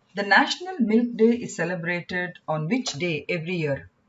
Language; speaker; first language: English; non-native, local second language; Kannada